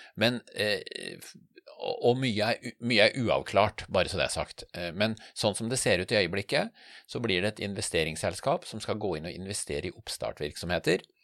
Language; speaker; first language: Norwegian; native; Norwegian